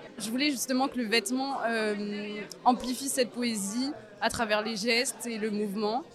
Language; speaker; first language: French; non-native, fluent; Portuguese